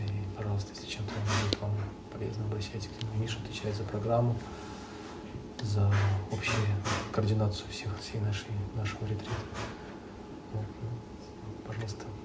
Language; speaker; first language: Russian; native; Russian